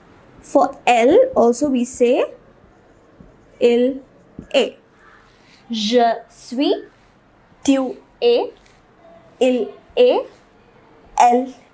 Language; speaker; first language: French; non-native, fluent; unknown